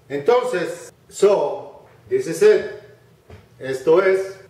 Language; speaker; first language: English; non-native, fluent; Spanish